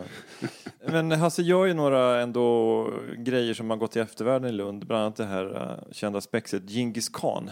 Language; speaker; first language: Swedish; native; Swedish